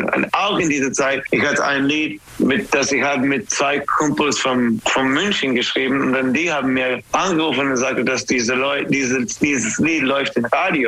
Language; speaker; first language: German; non-native, fluent; English